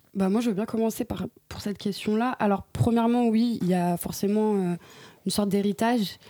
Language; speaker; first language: French; native; French